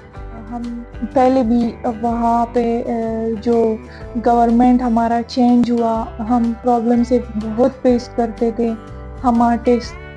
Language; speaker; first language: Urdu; non-native, fluent; Persian